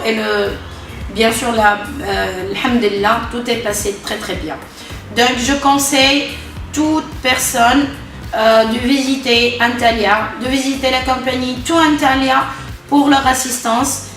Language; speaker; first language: French; non-native, local second language; Arabic